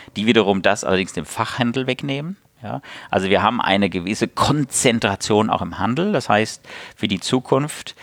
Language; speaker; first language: German; native; German